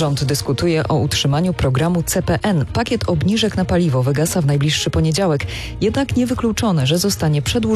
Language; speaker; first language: Polish; native; Polish